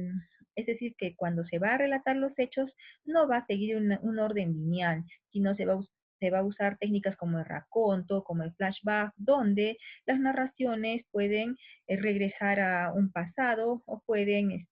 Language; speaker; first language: Spanish; native; Spanish